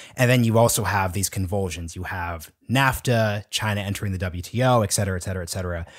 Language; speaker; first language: English; native; English